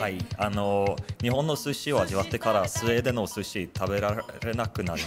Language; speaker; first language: Japanese; non-native, learner; Swedish